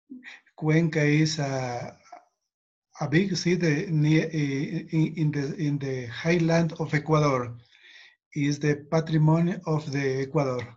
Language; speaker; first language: English; non-native, learner; Spanish